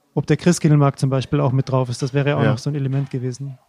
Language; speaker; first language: German; native; German